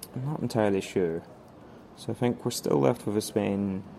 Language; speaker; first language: English; native; English